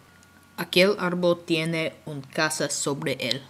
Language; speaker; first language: Spanish; non-native, learner; English